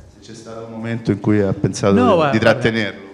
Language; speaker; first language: Italian; native; Italian